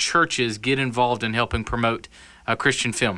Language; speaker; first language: English; native; English